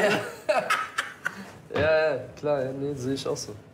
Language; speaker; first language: German; native; German